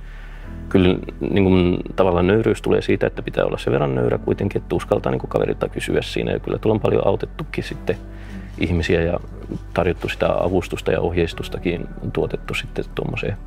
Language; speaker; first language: Finnish; native; Finnish